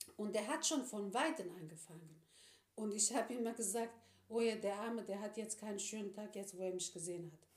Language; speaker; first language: German; non-native, fluent; Turkish